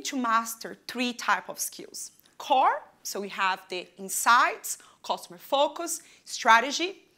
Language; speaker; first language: English; non-native, fluent; Portuguese